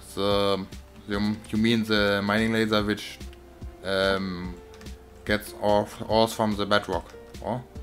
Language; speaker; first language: English; non-native, learner; German